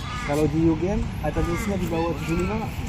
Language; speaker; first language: Indonesian; non-native, fluent; French